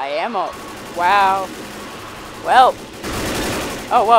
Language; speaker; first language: English; native; English